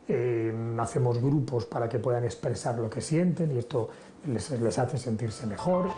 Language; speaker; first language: Spanish; native; Spanish